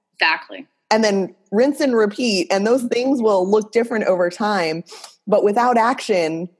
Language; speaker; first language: English; non-native, fluent; Portuguese